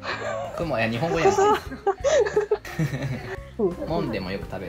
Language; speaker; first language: Japanese; native; Japanese